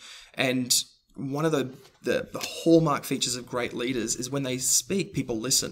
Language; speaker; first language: English; native; English